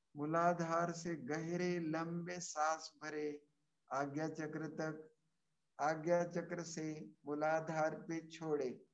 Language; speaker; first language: Hindi; non-native, local second language; Marathi